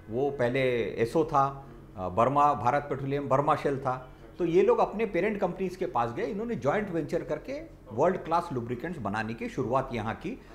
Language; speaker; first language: Hindi; non-native, local second language; Marathi